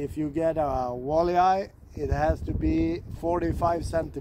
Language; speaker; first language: English; non-native, fluent; Swedish